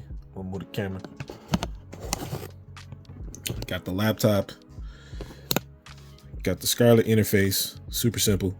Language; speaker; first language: English; native; English